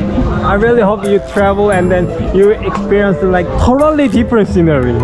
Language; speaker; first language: English; non-native, learner; Korean